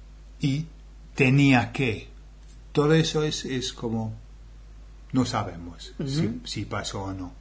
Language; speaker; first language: Spanish; non-native, fluent; English